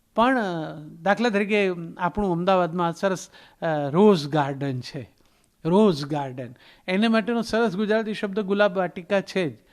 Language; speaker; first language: Gujarati; native; Gujarati